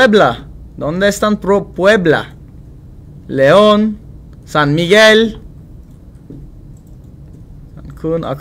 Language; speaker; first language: Spanish; non-native, learner; Turkish